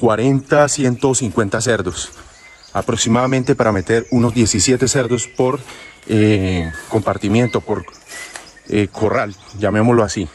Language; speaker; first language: Spanish; native; Spanish